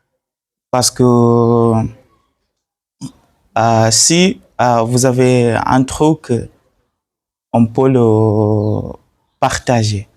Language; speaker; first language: French; non-native, learner; Swahili